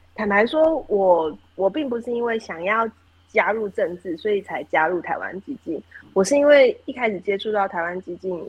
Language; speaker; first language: Chinese; native; Chinese